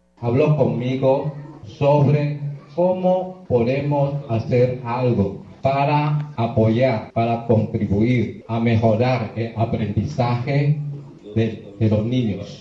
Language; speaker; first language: Spanish; non-native, fluent; Chinese